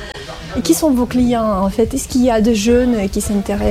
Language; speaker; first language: French; non-native, fluent; Russian